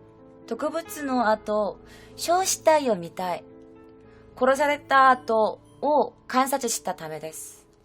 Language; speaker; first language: Japanese; non-native, fluent; Korean